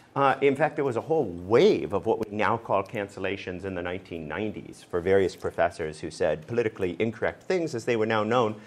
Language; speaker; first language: English; native; English